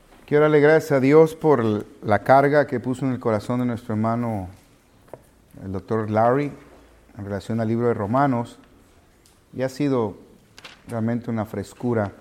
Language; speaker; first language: Spanish; native; Spanish